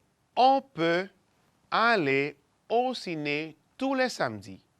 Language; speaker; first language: French; non-native, fluent; Spanish